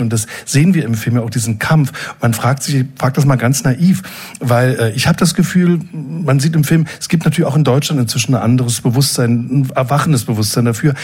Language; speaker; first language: German; native; German